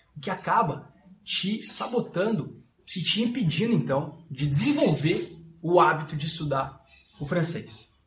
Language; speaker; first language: Portuguese; non-native, fluent; French